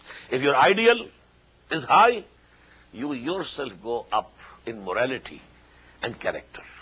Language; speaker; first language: English; non-native, local second language; Urdu